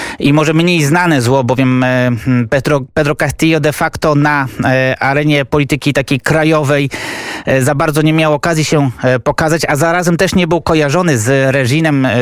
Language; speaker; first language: Polish; native; Polish